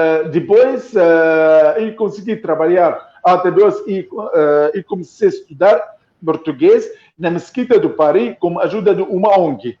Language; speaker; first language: Portuguese; non-native, fluent; Arabic